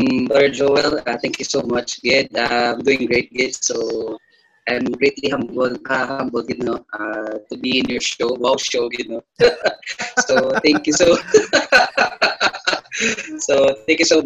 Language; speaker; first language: English; non-native, local second language; Hiligaynon